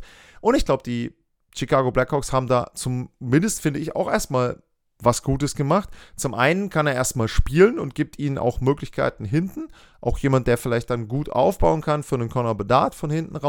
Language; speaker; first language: German; native; German